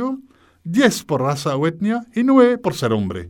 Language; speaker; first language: Spanish; native; Spanish